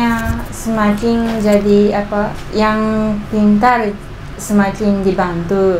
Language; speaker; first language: Indonesian; non-native, learner; Japanese